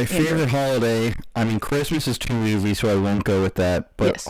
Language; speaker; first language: English; native; English